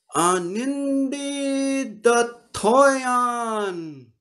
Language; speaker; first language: English; native; English